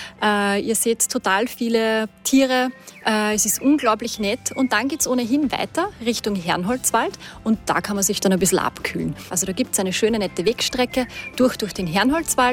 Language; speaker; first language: German; native; German